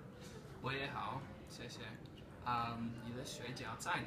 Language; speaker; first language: Chinese; non-native, learner; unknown